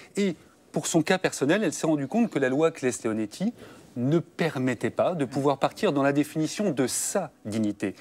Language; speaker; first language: French; native; French